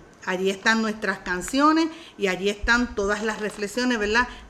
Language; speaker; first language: Spanish; native; Spanish